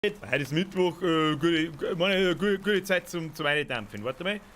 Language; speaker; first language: German; native; German